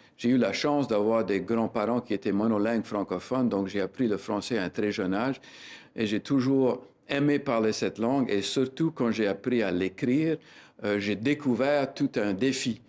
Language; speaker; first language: French; native; French